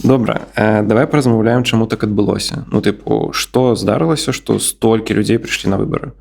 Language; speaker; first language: Belarusian; non-native, local second language; Russian